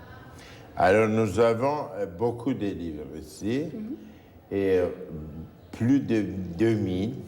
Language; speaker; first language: French; non-native, fluent; Turkish